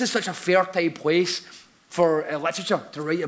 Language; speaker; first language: English; native; English